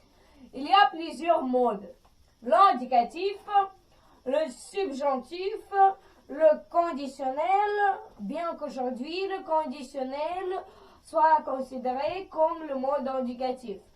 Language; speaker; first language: French; non-native, fluent; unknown